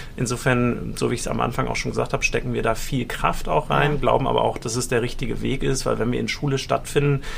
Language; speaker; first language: German; native; German